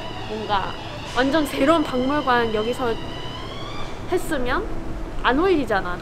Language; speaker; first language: Korean; non-native, learner; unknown